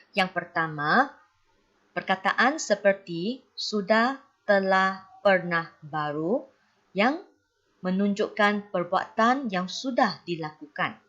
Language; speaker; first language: Malay; non-native, local second language; Chinese